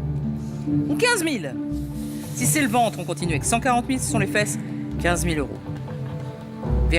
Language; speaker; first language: French; native; French